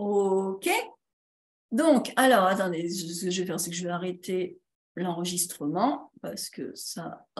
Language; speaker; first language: French; native; French